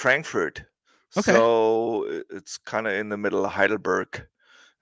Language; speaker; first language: English; non-native, fluent; German